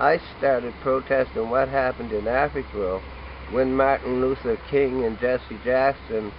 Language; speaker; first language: English; native; English